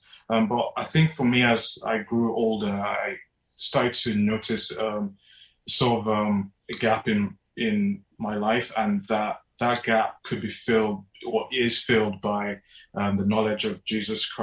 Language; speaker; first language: English; non-native, local second language; Yoruba